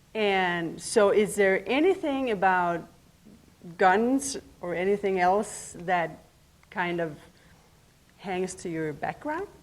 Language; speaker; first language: English; non-native, fluent; Danish